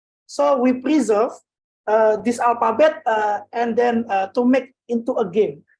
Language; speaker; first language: English; non-native, learner; Indonesian